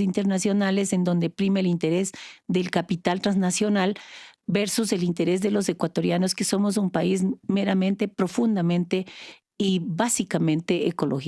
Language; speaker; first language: Spanish; native; Spanish